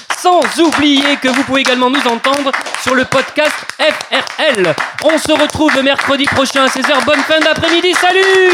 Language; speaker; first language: French; native; French